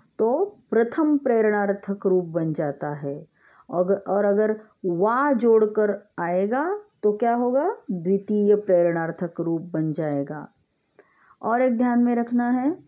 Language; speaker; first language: Hindi; non-native, local second language; Marathi